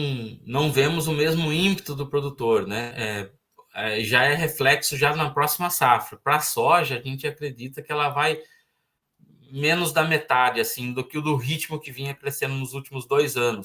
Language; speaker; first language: Portuguese; native; Portuguese